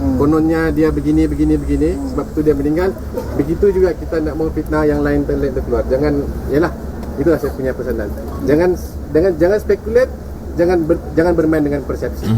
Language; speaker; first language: Malay; native; Malay